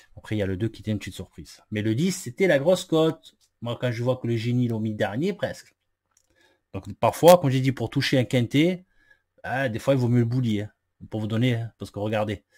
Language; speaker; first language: French; native; French